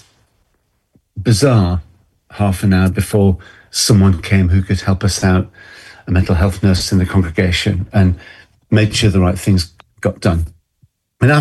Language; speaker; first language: English; native; English